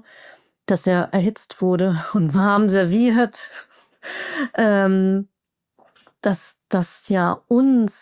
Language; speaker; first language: German; native; German